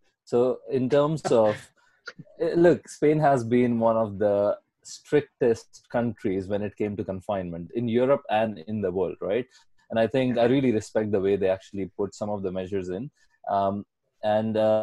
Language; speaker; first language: English; non-native, local second language; Marathi